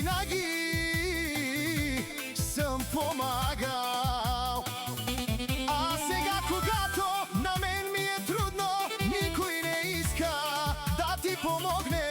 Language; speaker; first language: Bulgarian; non-native, local second language; Romany